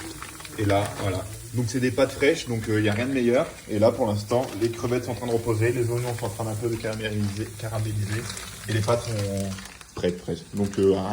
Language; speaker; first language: French; native; French